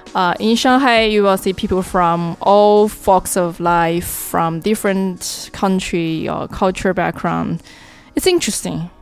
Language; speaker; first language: English; non-native, fluent; Chinese